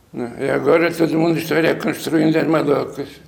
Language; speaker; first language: Portuguese; non-native, fluent; Lithuanian